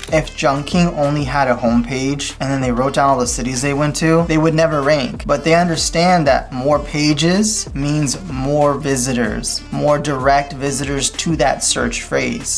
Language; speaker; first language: English; native; English